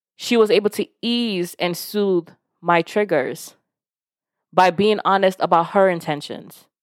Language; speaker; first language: English; early bilingual, other home language; Yoruba